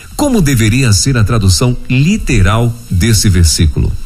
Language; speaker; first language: Portuguese; native; Portuguese